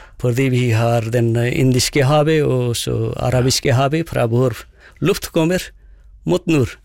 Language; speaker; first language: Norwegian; non-native, fluent; Nepali